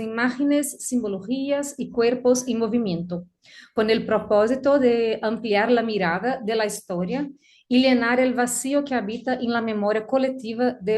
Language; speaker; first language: Spanish; non-native, learner; Portuguese